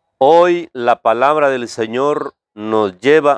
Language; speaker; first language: Spanish; native; Spanish